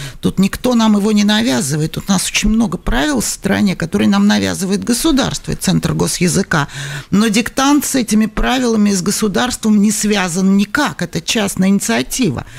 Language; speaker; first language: Russian; native; Russian